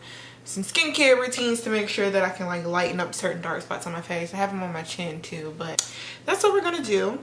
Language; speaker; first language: English; native; English